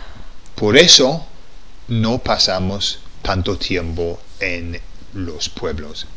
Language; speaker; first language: Spanish; non-native, fluent; English